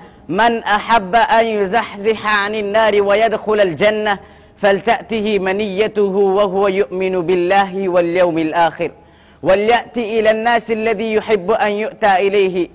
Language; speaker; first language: Arabic; non-native, learner; Urdu